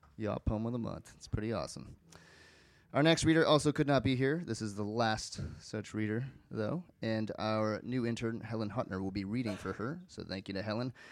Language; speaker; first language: English; native; English